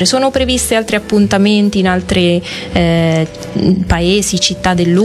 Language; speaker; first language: Italian; native; Italian